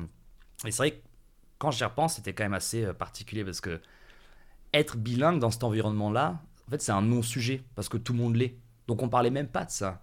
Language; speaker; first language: French; native; French